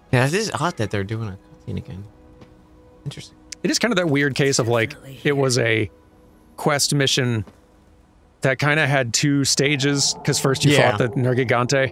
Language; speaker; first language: English; native; English